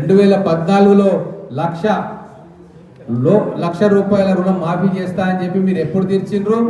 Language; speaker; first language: Telugu; native; Telugu